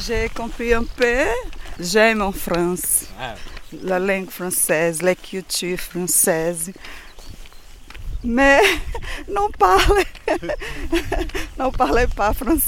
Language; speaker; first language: French; non-native, learner; Portuguese